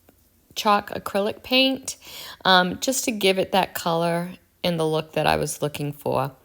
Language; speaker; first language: English; native; English